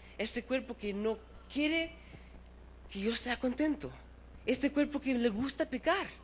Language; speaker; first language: Spanish; early bilingual, heritage; Spanish